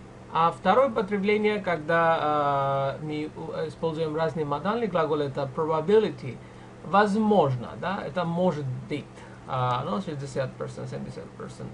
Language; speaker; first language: Russian; non-native, fluent; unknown